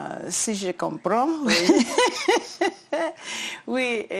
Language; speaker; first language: French; non-native, learner; English